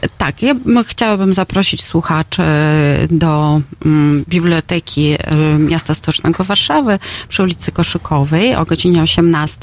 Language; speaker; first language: Polish; non-native, fluent; Russian